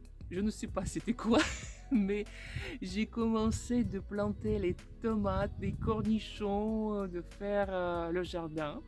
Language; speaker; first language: French; non-native, fluent; Russian